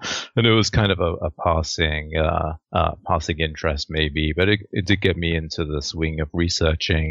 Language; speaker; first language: English; native; English